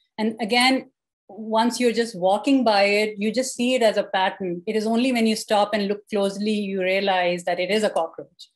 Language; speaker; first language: English; non-native, local second language; Urdu